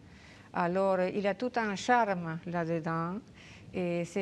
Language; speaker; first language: French; non-native, fluent; Spanish